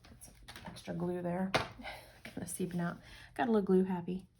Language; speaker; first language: English; native; English